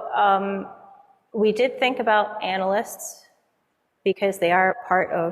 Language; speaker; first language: English; native; English